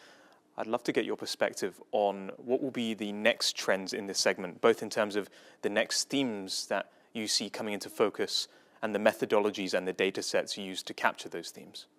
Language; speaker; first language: English; native; English